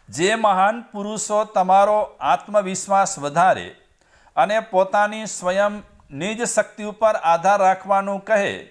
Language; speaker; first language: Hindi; non-native, local second language; Gujarati